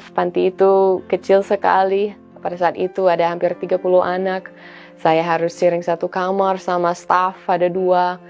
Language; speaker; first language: Indonesian; non-native, fluent; English